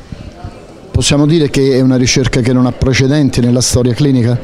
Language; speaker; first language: Italian; native; Italian